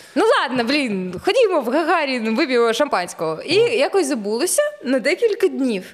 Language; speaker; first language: Ukrainian; non-native, local second language; Russian